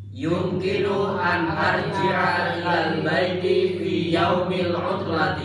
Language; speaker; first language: Arabic; non-native, learner; Indonesian